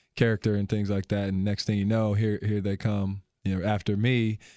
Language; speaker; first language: English; native; English